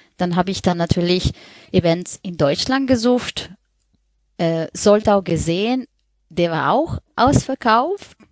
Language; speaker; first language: German; non-native, fluent; Spanish